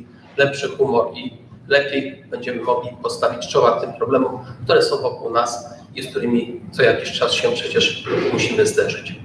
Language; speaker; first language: Polish; native; Polish